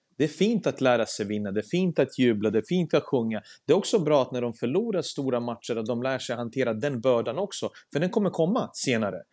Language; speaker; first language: Swedish; early bilingual, other home language; Serbian